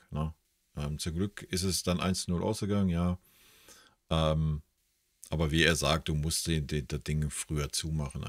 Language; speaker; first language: German; native; German